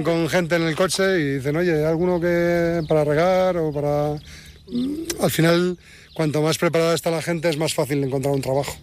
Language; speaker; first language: Spanish; native; Spanish